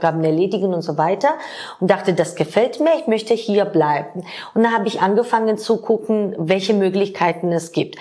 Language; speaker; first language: German; non-native, fluent; Georgian